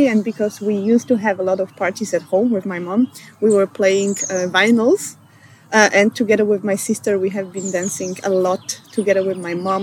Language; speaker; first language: English; non-native, fluent; Polish